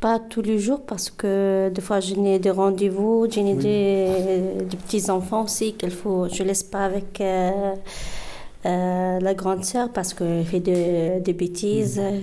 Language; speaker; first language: French; non-native, learner; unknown